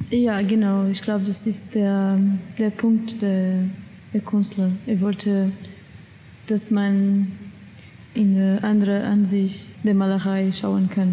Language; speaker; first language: German; non-native, learner; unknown